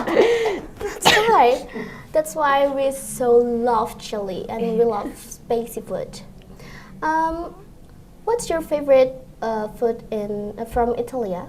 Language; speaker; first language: English; non-native, learner; Indonesian